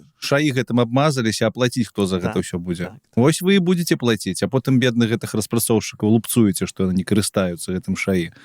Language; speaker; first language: Belarusian; non-native, local second language; Russian